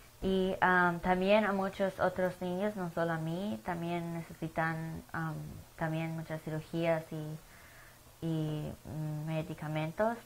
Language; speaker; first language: Spanish; early bilingual, heritage; Spanish